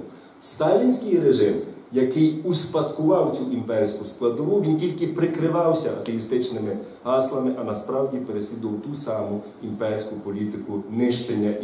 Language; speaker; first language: Ukrainian; native; Ukrainian